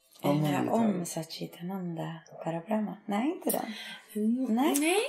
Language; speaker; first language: Swedish; native; Swedish